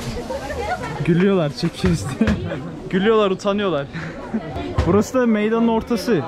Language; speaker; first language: Turkish; native; Turkish